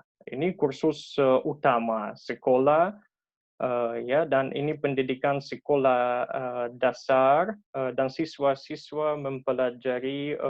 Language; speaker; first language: Indonesian; non-native, fluent; Russian